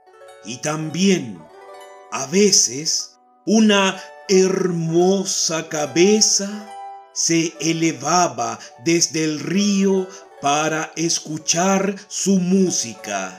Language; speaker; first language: Spanish; native; Spanish